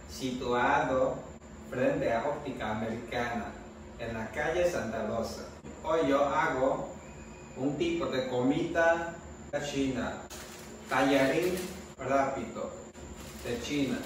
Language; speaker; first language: Spanish; non-native, learner; Chinese